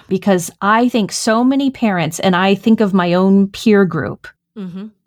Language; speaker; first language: English; native; English